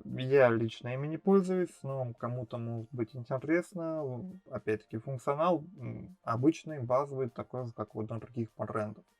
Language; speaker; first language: Russian; native; Russian